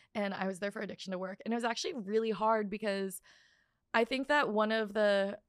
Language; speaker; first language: English; native; English